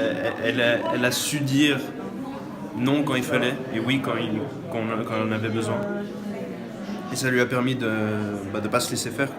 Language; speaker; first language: French; early bilingual, other home language; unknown